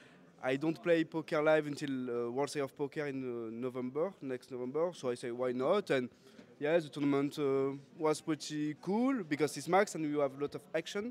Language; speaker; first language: English; non-native, learner; French